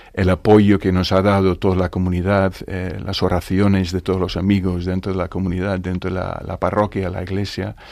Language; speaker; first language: Spanish; non-native, fluent; English